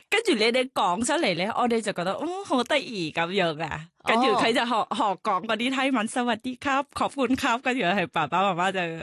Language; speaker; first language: Cantonese; non-native, learner; Thai